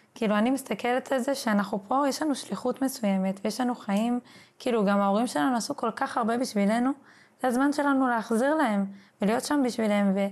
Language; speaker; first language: Hebrew; early bilingual, other home language; English